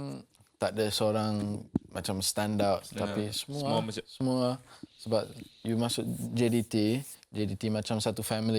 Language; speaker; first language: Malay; non-native, local second language; English